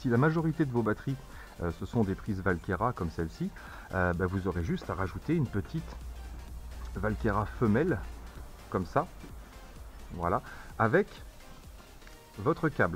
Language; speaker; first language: French; native; French